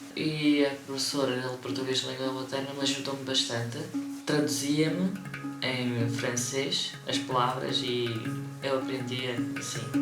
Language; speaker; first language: Portuguese; early bilingual, other home language; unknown